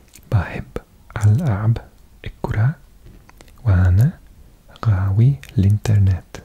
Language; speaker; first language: Arabic; non-native, learner; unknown